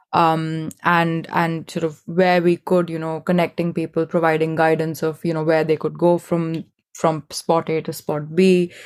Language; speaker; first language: English; non-native, local second language; Hindi